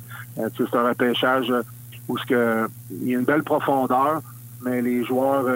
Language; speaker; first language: French; native; French